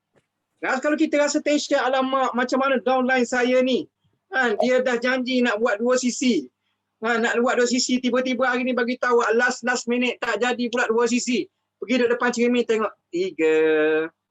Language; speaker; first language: Malay; native; Malay